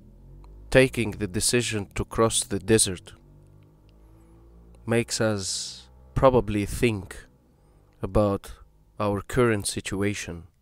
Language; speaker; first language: English; non-native, fluent; Arabic